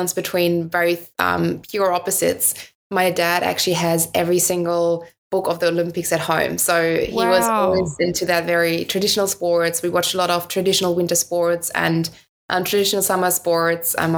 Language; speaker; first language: English; non-native, fluent; German